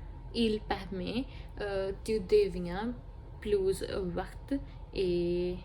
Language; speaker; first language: French; non-native, learner; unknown